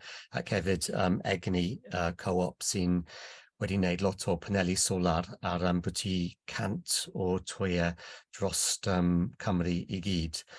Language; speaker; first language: Welsh; non-native, local second language; English